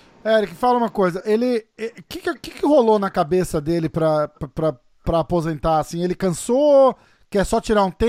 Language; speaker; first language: Portuguese; native; Portuguese